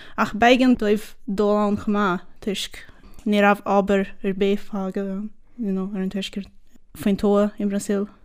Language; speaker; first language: Irish; non-native, fluent; Portuguese